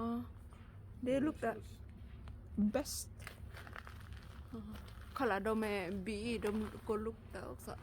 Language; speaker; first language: Swedish; non-native, learner; Thai